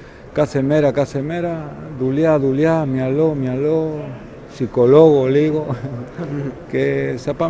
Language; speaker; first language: Greek; non-native, learner; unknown